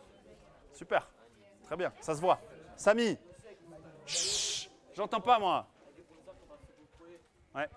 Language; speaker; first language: French; native; French